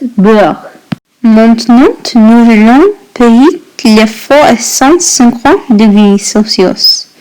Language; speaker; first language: French; non-native, learner; English